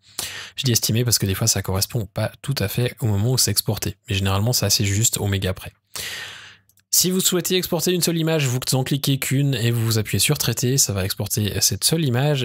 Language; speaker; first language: French; native; French